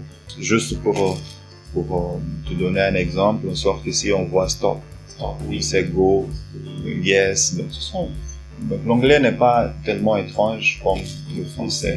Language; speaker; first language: French; non-native, fluent; Portuguese